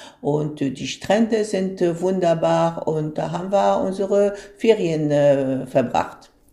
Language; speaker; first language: German; non-native, fluent; Arabic